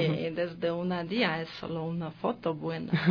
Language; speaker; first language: Spanish; non-native, learner; Polish